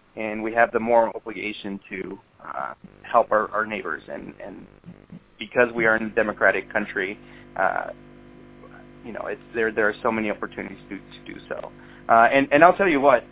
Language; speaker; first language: English; early bilingual, other home language; Spanish